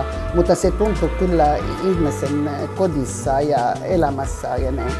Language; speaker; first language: Finnish; non-native, fluent; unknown